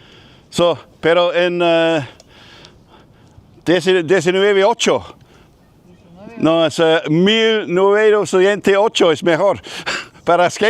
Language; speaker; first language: Spanish; non-native, learner; English